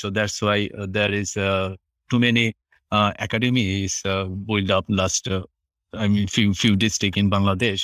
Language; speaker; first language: English; non-native, local second language; Bangla